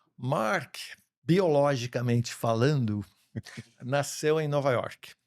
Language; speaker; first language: Portuguese; early bilingual, other home language; English